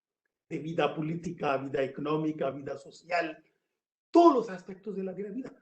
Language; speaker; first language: Spanish; non-native, fluent; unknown